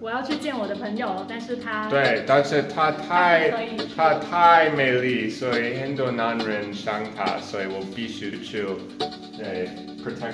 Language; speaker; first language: Chinese; non-native, learner; English